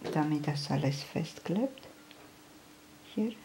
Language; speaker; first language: German; non-native, fluent; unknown